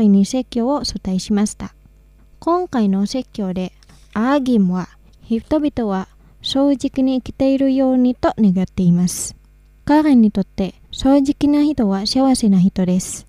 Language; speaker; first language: Japanese; non-native, fluent; Indonesian